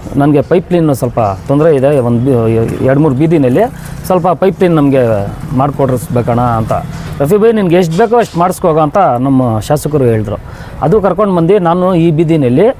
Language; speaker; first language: Kannada; non-native, local second language; Urdu